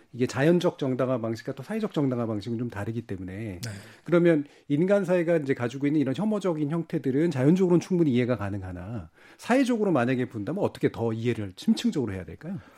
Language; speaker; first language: Korean; native; Korean